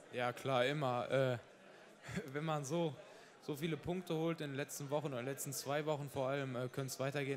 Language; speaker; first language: German; native; German